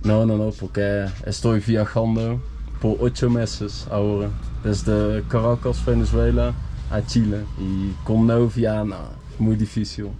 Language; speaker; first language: Spanish; non-native, learner; Dutch